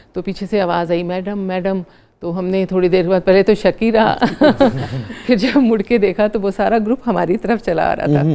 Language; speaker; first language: Urdu; non-native, local second language; Punjabi